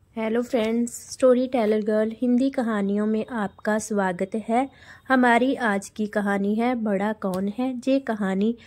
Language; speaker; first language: Hindi; non-native, local second language; Punjabi